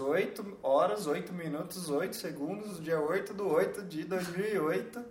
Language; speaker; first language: Portuguese; native; Portuguese